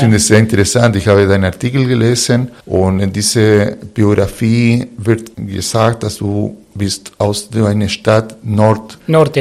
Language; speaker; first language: German; non-native, fluent; Spanish